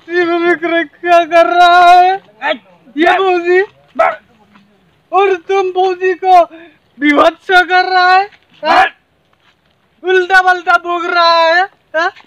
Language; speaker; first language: Hindi; non-native, local second language; Assamese